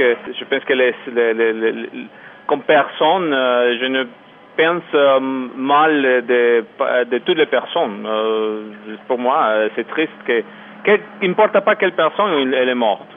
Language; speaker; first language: French; non-native, learner; Spanish